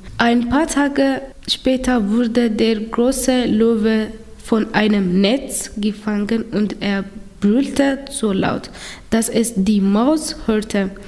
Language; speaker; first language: German; non-native, learner; Tigrinya